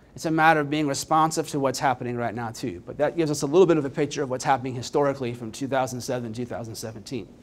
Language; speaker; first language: English; native; English